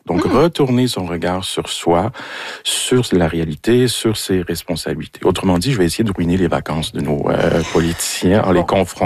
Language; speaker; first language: French; native; French